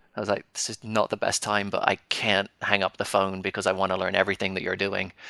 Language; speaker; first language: English; native; English